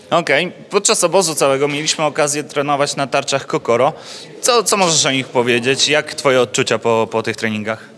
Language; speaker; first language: Polish; native; Polish